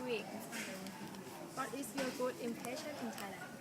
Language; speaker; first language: English; non-native, learner; Thai